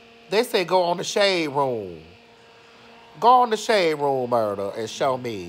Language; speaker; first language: English; native; English